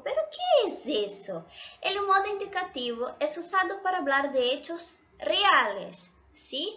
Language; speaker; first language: Spanish; non-native, fluent; Portuguese